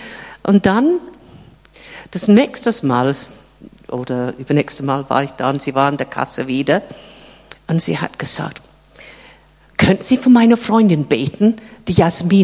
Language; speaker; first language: German; non-native, fluent; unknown